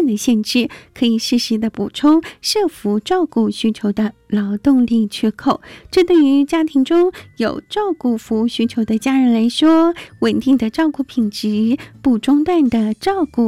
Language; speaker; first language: Chinese; native; Chinese